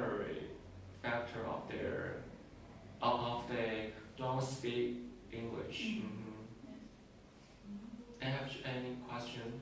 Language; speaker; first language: English; non-native, learner; Chinese